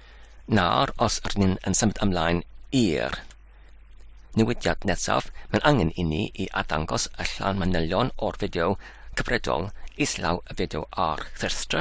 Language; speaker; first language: Welsh; non-native, learner; English